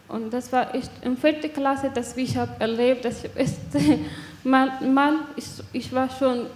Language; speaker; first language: German; non-native, learner; Persian